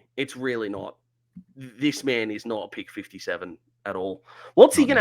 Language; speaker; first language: English; native; English